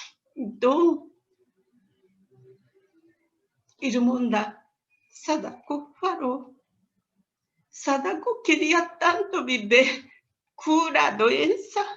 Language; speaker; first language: Portuguese; non-native, learner; Japanese